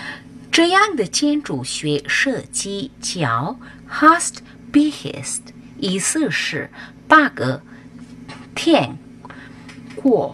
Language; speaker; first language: Chinese; non-native, learner; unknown